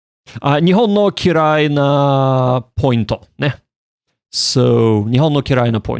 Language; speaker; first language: Japanese; non-native, learner; English